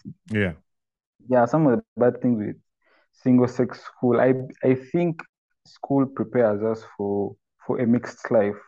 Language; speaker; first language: English; non-native, local second language; Ganda